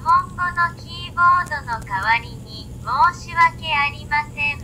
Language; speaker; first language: Japanese; non-native, learner; English